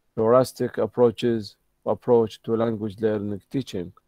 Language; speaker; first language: English; non-native, fluent; Arabic